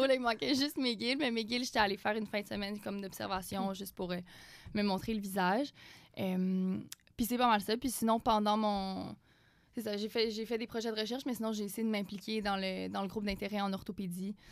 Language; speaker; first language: French; native; French